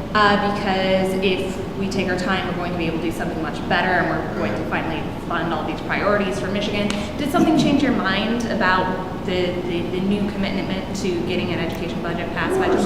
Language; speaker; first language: English; native; English